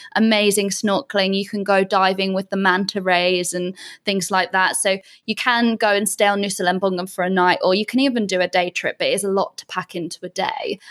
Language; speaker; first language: English; native; English